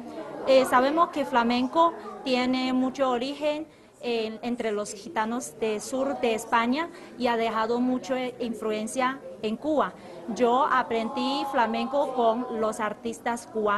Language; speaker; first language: Spanish; non-native, fluent; Chinese